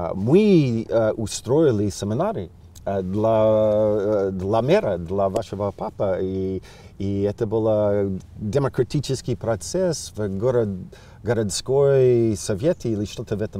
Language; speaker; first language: Russian; non-native, fluent; English